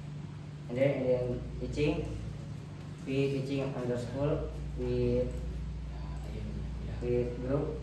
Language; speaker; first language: English; non-native, learner; Indonesian